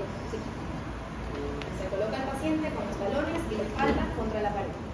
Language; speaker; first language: Spanish; native; Spanish